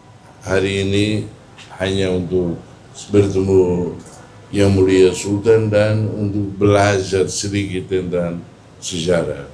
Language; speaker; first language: Indonesian; non-native, fluent; Tetum